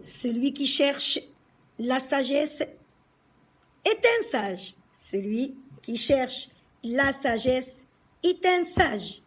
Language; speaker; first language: French; non-native, local second language; Arabic